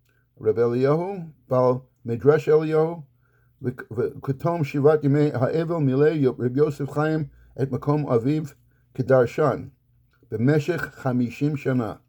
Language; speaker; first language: Hebrew; non-native, fluent; English